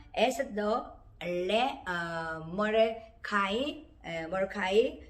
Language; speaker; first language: Thai; non-native, learner; Korean